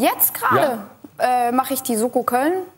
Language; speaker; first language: German; native; German